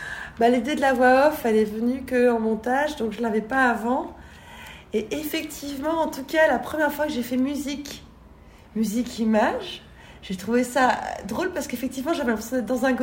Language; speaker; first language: French; native; French